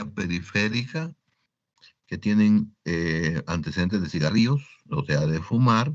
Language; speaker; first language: Spanish; native; Spanish